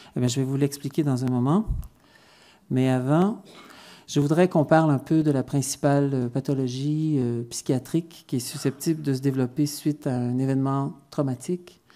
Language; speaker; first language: French; native; French